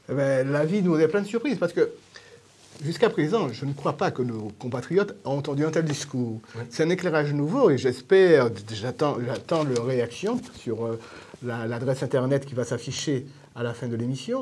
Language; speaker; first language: French; native; French